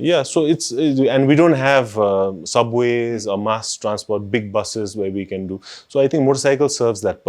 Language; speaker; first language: English; non-native, local second language; Nepali